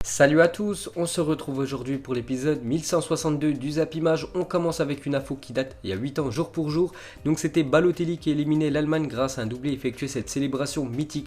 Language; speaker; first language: French; native; French